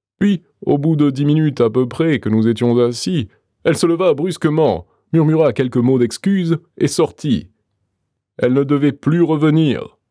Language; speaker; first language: French; native; French